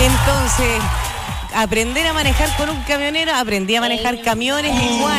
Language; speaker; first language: Spanish; native; Spanish